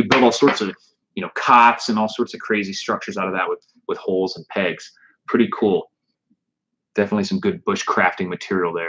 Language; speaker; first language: English; native; English